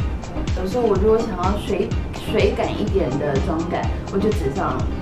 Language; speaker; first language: Chinese; native; Chinese